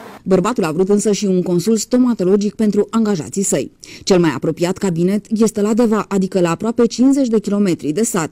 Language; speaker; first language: Romanian; native; Romanian